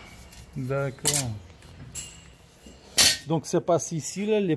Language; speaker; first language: French; non-native, learner; Russian